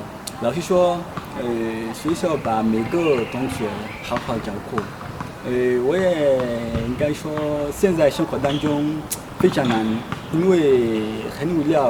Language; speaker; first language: Chinese; non-native, learner; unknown